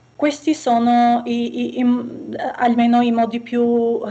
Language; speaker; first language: Italian; non-native, fluent; Albanian